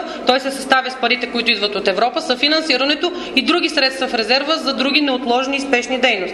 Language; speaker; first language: Bulgarian; native; Bulgarian